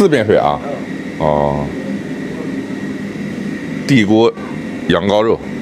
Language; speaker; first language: Chinese; native; Chinese